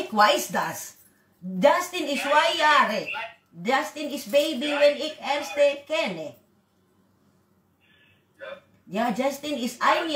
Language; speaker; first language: German; non-native, learner; Waray